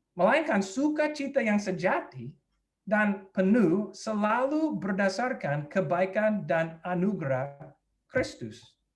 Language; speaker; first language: Indonesian; non-native, fluent; English